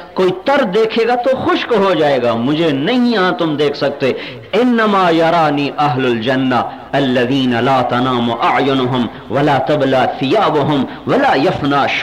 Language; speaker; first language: Urdu; non-native, local second language; Punjabi